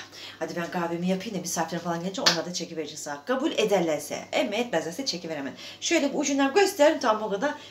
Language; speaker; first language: Turkish; native; Turkish